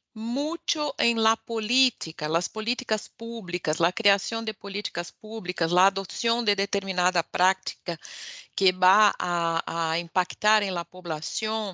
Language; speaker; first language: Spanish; non-native, fluent; Portuguese